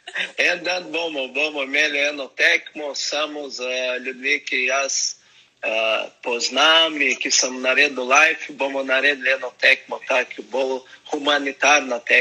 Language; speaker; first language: Slovenian; non-native, learner; Portuguese